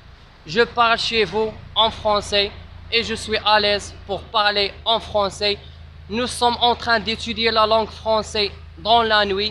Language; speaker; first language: French; non-native, local second language; Arabic